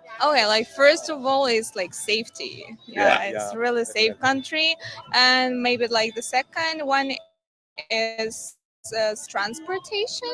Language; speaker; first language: English; non-native, learner; Ukrainian